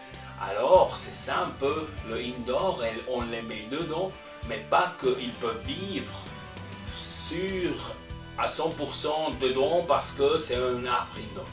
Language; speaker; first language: French; non-native, local second language; German